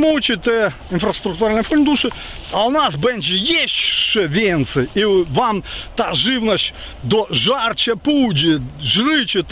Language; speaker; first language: Polish; non-native, fluent; Ukrainian